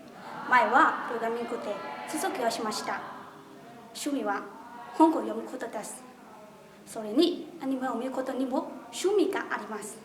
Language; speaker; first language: Japanese; non-native, learner; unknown